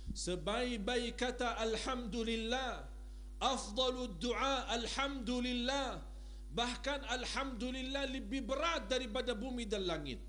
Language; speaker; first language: Indonesian; non-native, fluent; Arabic